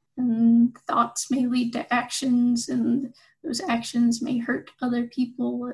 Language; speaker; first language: English; native; English